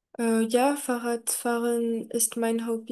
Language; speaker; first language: German; non-native, learner; French